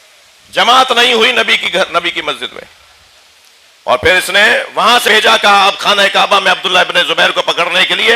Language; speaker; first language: Urdu; native; Urdu